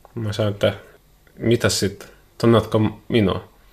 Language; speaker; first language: Finnish; non-native, learner; Arabic